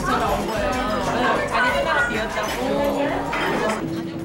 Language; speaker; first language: Korean; native; Korean